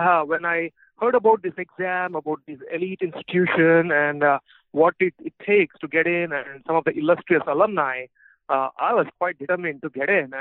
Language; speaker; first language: English; non-native, local second language; Telugu